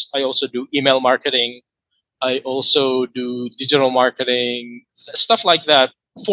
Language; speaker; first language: English; non-native, local second language; Filipino